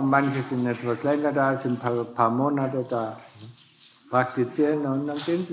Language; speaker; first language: German; non-native, fluent; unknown